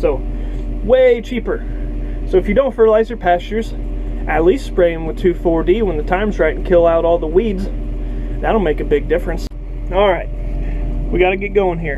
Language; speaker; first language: English; native; English